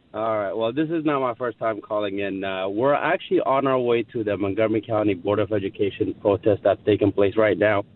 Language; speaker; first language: English; non-native, fluent; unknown